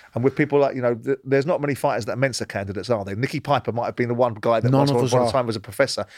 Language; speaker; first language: English; native; English